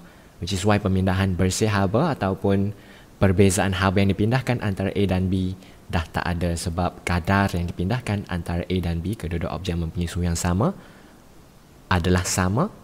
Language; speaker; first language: Malay; native; Malay